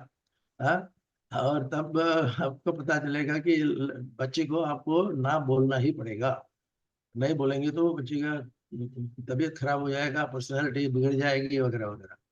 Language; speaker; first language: Hindi; non-native, local second language; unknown